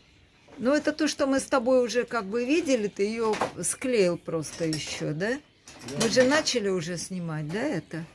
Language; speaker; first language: Russian; native; Russian